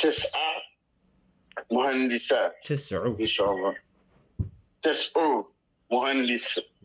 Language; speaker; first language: Arabic; non-native, learner; English